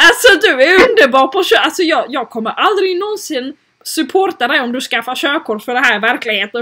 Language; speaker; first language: Swedish; native; Swedish